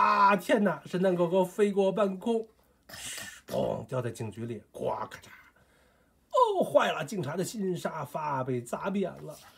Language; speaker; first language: Chinese; native; Chinese